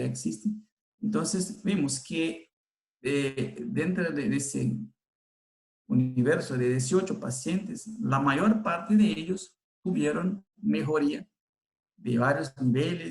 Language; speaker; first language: Spanish; non-native, fluent; Portuguese